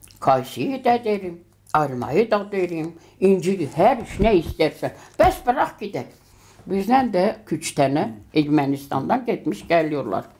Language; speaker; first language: Turkish; early bilingual, heritage; Turkish